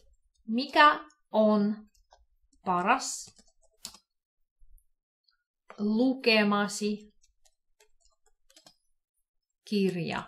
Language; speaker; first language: Finnish; non-native, fluent; Russian